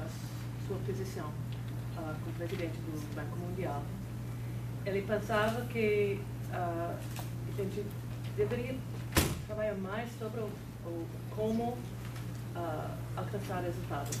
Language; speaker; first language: Portuguese; non-native, fluent; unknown